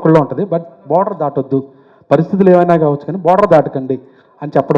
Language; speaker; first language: Telugu; native; Telugu